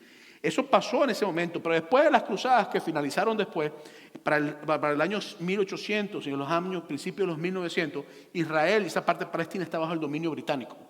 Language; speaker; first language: Spanish; native; Spanish